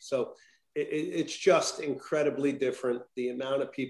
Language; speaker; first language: English; native; English